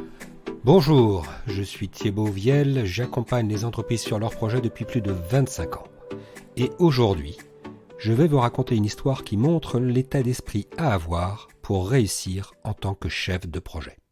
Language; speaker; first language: French; native; French